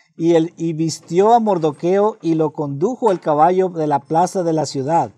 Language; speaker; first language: Spanish; early bilingual, heritage; Spanish